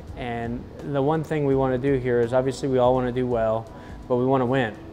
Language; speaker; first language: English; native; English